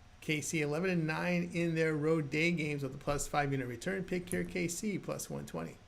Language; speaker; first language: English; native; English